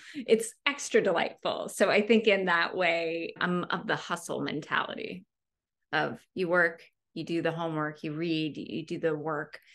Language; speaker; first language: English; native; English